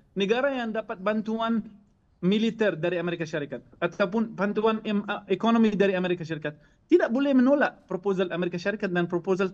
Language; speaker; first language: Indonesian; non-native, fluent; Arabic